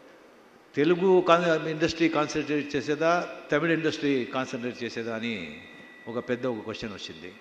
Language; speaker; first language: Telugu; non-native, fluent; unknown